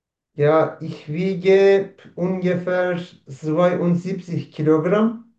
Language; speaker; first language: German; non-native, learner; Turkish